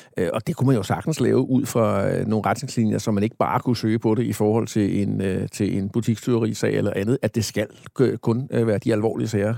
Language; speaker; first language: Danish; native; Danish